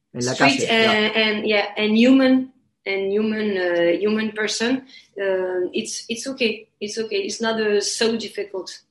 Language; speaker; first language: English; non-native, learner; French